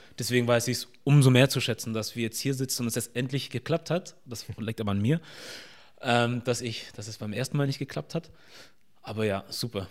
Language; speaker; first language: German; native; German